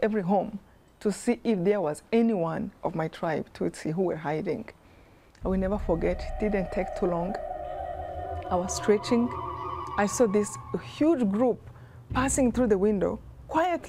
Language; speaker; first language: English; non-native, local second language; Kinyarwanda